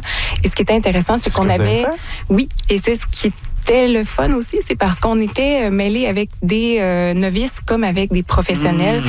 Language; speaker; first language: French; native; French